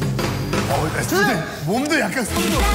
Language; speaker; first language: Korean; native; Korean